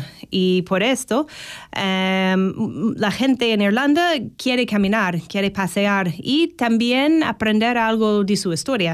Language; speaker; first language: Spanish; non-native, fluent; English